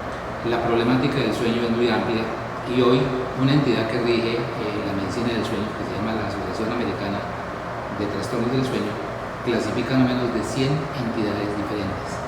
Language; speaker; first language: Spanish; native; Spanish